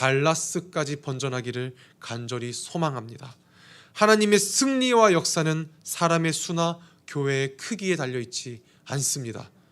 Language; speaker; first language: Korean; native; Korean